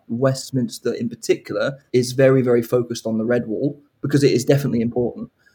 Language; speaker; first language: English; native; English